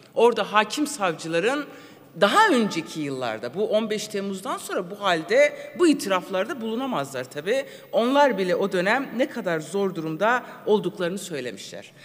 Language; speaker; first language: Turkish; non-native, local second language; Kurdish